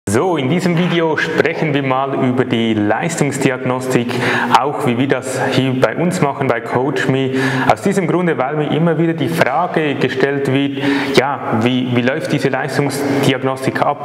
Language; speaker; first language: German; native; German